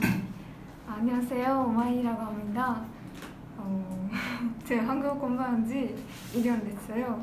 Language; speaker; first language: Korean; non-native, learner; Japanese